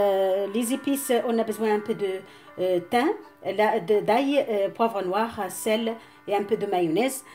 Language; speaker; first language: French; non-native, local second language; Arabic